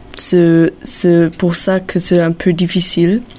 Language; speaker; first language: French; non-native, fluent; German